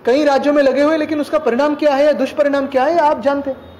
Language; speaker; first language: Hindi; non-native, local second language; Marathi